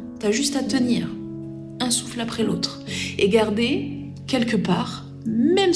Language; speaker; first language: French; native; French